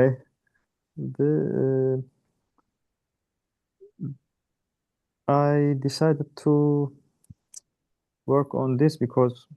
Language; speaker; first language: English; non-native, learner; Turkish